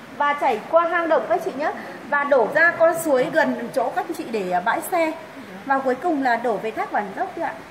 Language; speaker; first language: Vietnamese; non-native, local second language; Tày